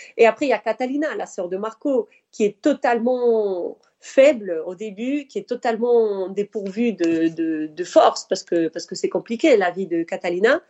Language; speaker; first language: French; non-native, fluent; Spanish